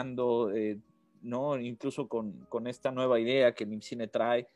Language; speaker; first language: Spanish; native; Spanish